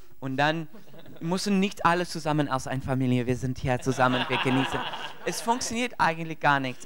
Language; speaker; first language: German; non-native, learner; English